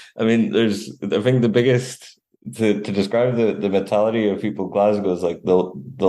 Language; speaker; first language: English; native; English